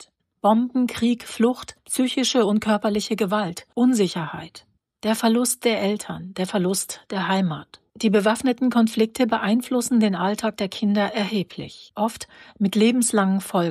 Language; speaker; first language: German; native; German